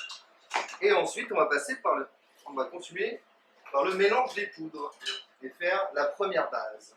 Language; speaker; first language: French; native; French